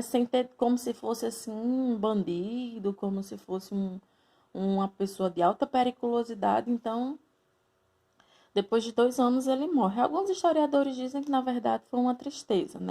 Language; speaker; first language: Portuguese; native; Portuguese